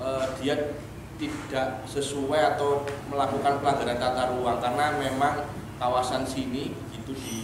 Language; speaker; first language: Indonesian; native; Indonesian